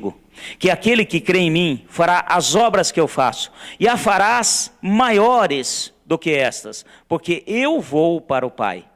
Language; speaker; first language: Portuguese; native; Portuguese